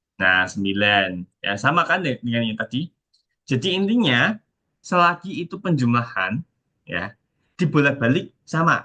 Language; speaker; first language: Indonesian; native; Indonesian